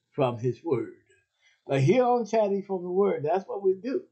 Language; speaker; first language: English; native; English